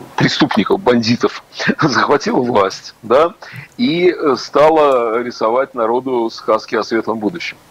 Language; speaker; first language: Russian; native; Russian